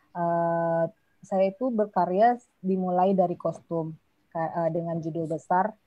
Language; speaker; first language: Indonesian; non-native, local second language; Minangkabau